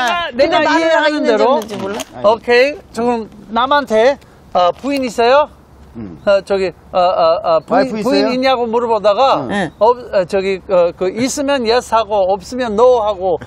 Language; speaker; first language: Korean; non-native, fluent; English